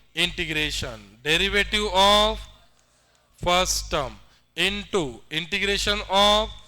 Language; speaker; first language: Hindi; non-native, local second language; Marathi